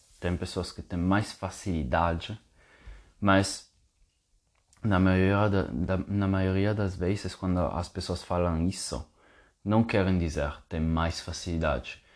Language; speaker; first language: Portuguese; non-native, fluent; Italian